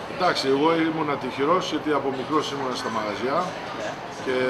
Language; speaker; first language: Greek; early bilingual, heritage; Greek